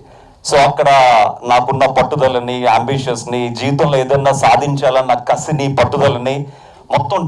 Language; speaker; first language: Telugu; native; Telugu